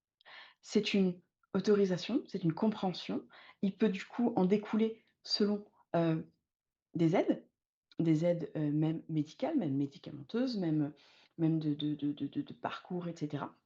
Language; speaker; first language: French; native; French